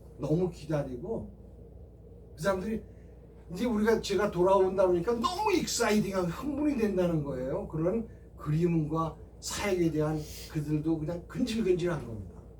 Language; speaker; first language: Korean; native; Korean